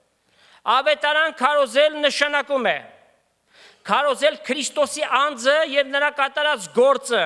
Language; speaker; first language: Armenian; native; Armenian